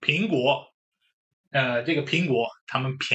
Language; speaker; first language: Chinese; non-native, fluent; Dutch